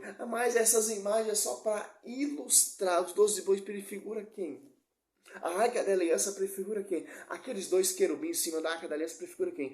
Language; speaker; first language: Portuguese; native; Portuguese